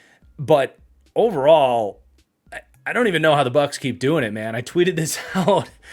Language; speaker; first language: English; native; English